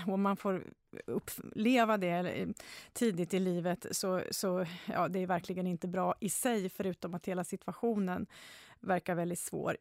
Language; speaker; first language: Swedish; native; Swedish